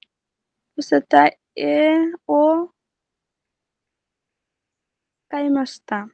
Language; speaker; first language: Japanese; non-native, learner; Bangla